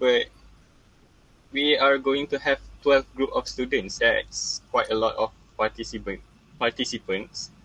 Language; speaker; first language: English; non-native, local second language; Malay